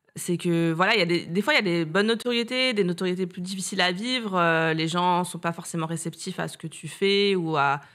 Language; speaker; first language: French; native; French